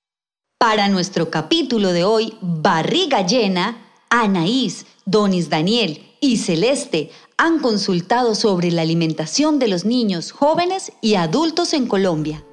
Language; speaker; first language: Spanish; native; Spanish